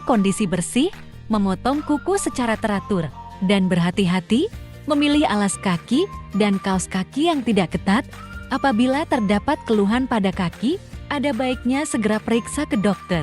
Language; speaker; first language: Indonesian; native; Indonesian